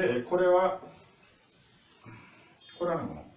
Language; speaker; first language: Japanese; non-native, fluent; Russian